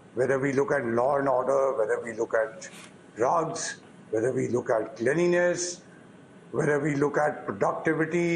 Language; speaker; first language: English; non-native, local second language; Punjabi